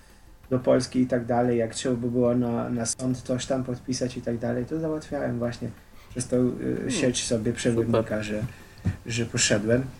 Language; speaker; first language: Polish; non-native, fluent; Slovenian